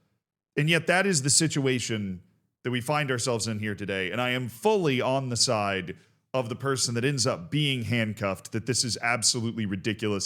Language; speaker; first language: English; native; English